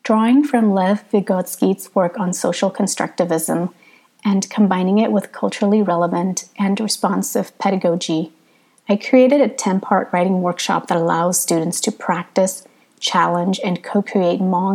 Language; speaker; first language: English; early bilingual, other home language; Hmong